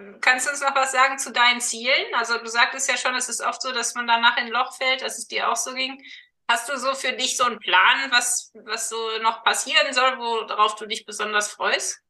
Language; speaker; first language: German; native; German